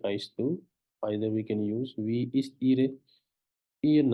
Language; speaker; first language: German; non-native, fluent; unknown